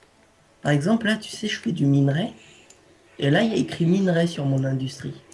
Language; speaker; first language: French; native; French